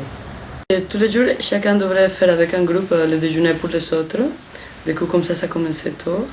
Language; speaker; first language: French; non-native, fluent; Spanish